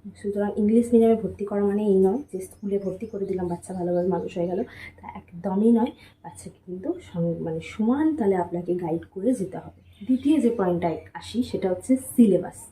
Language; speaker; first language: Bangla; native; Bangla